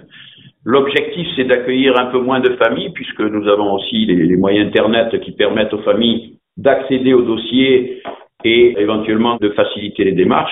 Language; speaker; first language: French; native; French